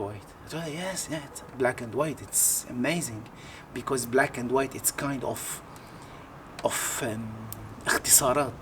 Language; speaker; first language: English; non-native, learner; Arabic